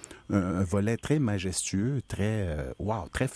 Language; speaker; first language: French; non-native, fluent; Spanish